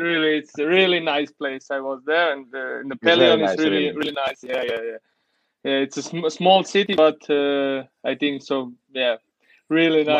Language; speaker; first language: English; non-native, learner; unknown